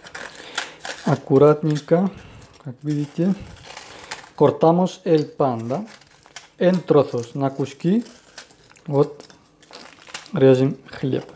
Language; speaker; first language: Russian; non-native, fluent; Spanish